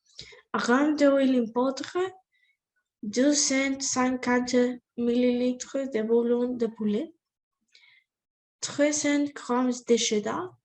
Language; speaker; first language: French; non-native, learner; Spanish